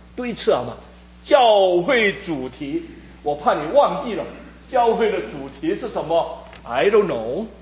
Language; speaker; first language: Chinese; early bilingual, heritage; Cantonese